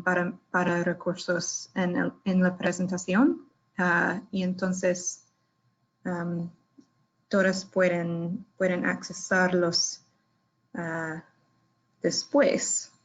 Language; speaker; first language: Spanish; non-native, learner; English